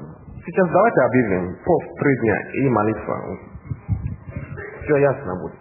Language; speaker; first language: Russian; non-native, learner; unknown